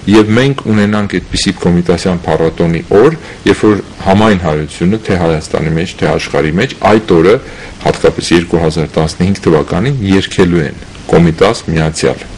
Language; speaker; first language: Armenian; native; Armenian